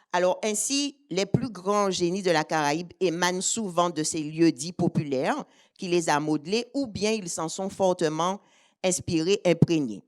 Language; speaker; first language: French; native; French